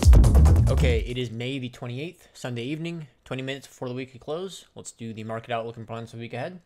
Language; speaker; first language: English; native; English